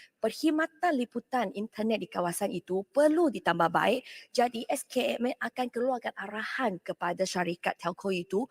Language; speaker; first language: Malay; non-native, local second language; Chinese